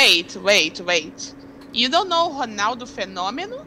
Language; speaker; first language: English; non-native, fluent; Portuguese